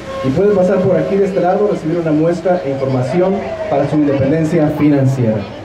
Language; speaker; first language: Spanish; native; Spanish